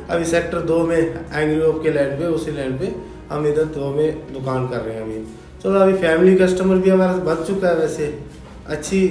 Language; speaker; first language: Hindi; non-native, local second language; Tamil